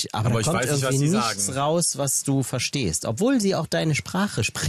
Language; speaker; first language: German; native; German